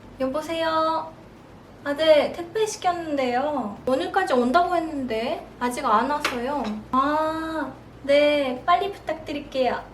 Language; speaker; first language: Korean; non-native, fluent; Japanese